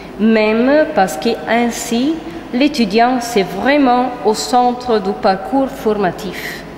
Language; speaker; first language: French; non-native, fluent; Italian